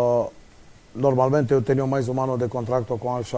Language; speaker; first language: Portuguese; non-native, fluent; Romanian